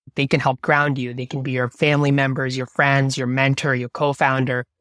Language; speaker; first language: English; non-native, local second language; Bangla